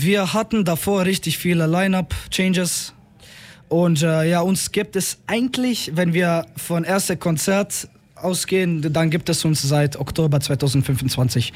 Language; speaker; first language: German; native; German